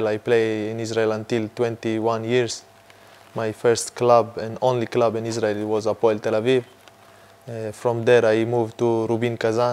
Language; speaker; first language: English; non-native, fluent; Hebrew